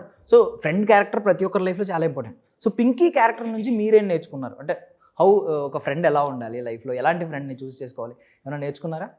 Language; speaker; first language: Telugu; native; Telugu